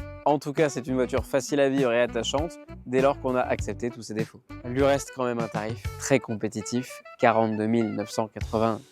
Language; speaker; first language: French; native; French